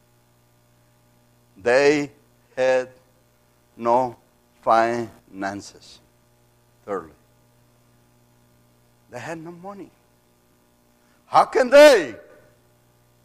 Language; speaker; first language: English; non-native, fluent; Spanish